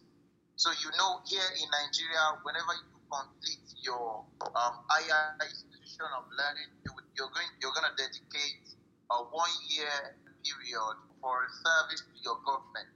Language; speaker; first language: English; non-native, local second language; Yoruba